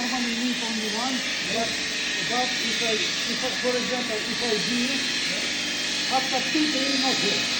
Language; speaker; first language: English; non-native, learner; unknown